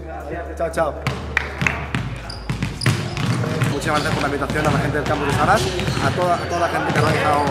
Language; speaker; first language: Spanish; native; Spanish